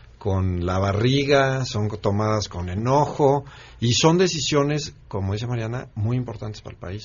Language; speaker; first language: Spanish; native; Spanish